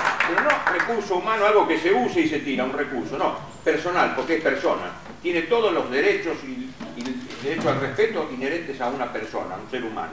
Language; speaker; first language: Spanish; native; Spanish